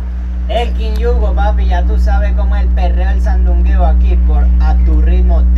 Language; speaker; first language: Spanish; native; Spanish